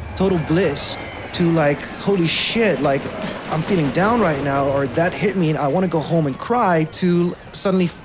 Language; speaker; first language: English; non-native, fluent; Dutch